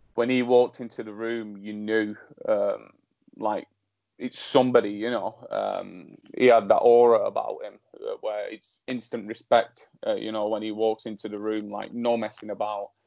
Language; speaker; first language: English; early bilingual, other home language; Slovak